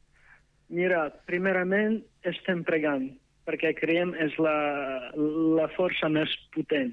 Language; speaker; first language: Catalan; non-native, fluent; Ukrainian